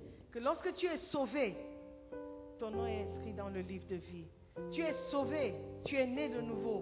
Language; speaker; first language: French; non-native, fluent; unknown